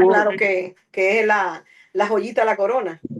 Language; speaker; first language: Spanish; native; Spanish